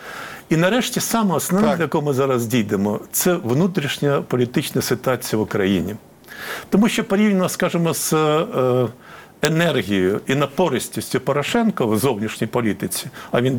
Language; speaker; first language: Ukrainian; native; Ukrainian